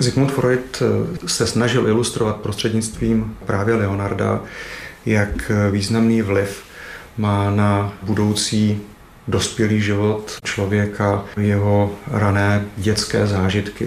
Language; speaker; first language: Czech; native; Czech